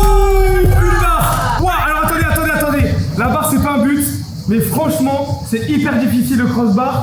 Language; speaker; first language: French; native; French